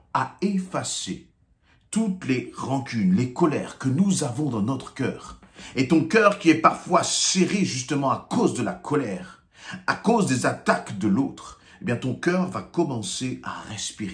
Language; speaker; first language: French; native; French